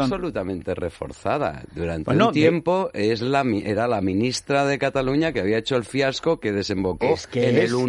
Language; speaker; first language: Spanish; native; Spanish